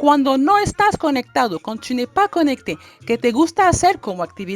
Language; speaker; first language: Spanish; non-native, fluent; French